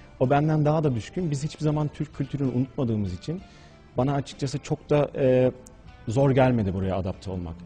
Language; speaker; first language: Turkish; early bilingual, heritage; Turkish